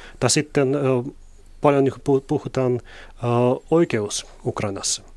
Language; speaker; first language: Finnish; non-native, fluent; Russian